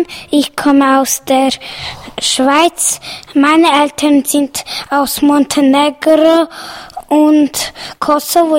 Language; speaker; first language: German; early bilingual, other home language; Bosnian